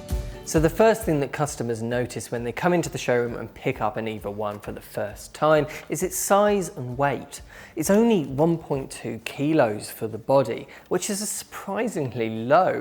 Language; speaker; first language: English; native; English